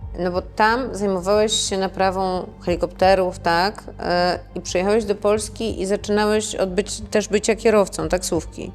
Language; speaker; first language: Polish; native; Polish